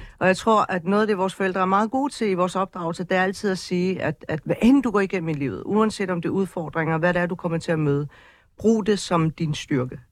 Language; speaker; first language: Danish; early bilingual, other home language; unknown